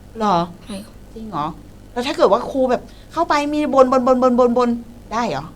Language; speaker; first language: Thai; native; Thai